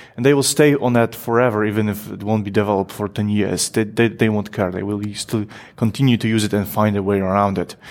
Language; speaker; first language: English; non-native, fluent; Polish